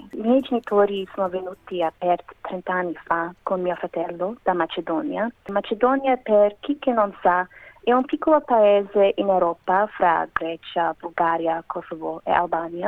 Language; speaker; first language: Italian; non-native, learner; Macedonian